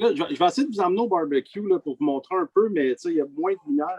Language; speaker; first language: French; native; French